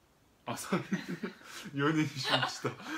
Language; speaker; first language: Japanese; non-native, fluent; Korean